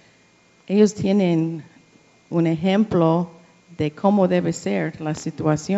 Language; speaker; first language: Spanish; non-native, learner; English